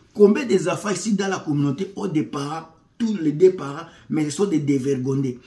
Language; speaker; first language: French; non-native, local second language; Lingala